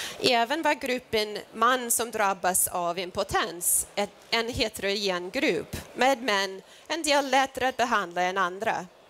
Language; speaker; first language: Swedish; non-native, fluent; English